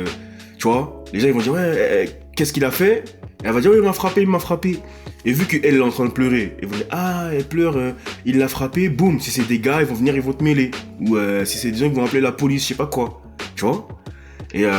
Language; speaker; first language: French; native; French